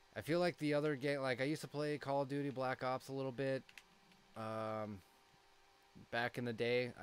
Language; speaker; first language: English; native; English